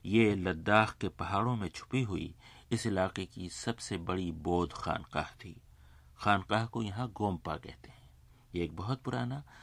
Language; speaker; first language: Urdu; native; Urdu